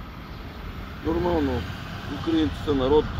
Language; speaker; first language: Russian; non-native, learner; Bulgarian